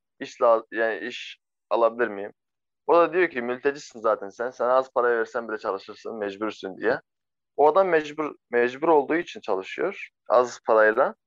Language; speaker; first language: Turkish; non-native, fluent; Arabic